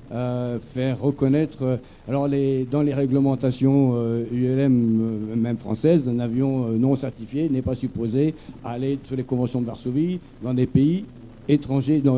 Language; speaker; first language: French; native; French